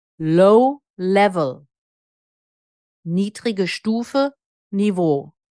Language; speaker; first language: German; native; German